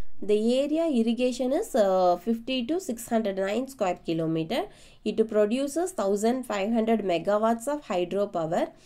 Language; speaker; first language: English; non-native, local second language; Tamil